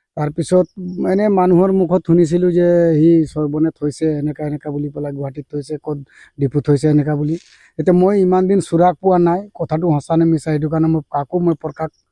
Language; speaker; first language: Assamese; non-native, local second language; Sadri